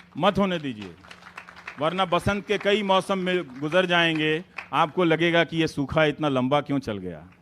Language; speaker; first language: Hindi; native; Hindi